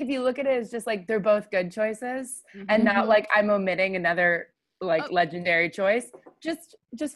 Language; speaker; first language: English; native; English